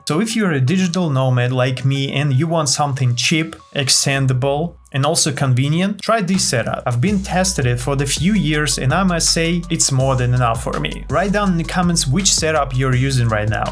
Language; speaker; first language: English; non-native, fluent; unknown